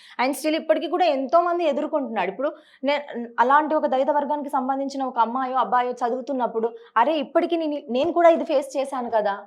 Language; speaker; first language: Telugu; early bilingual, heritage; Telugu